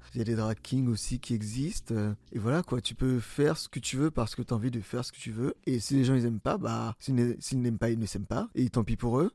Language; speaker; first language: French; early bilingual, other home language; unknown